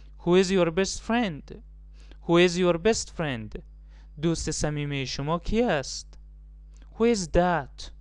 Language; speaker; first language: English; non-native, fluent; Persian